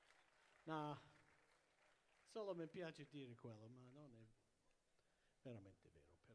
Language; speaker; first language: Italian; early bilingual, heritage; English